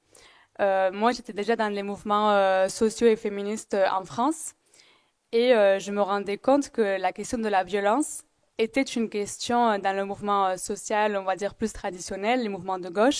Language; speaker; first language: French; native; French